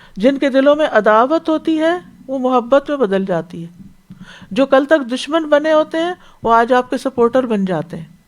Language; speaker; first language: Urdu; native; Urdu